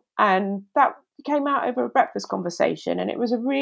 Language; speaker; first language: English; native; English